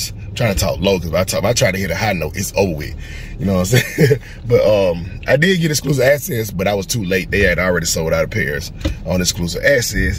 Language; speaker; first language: English; native; English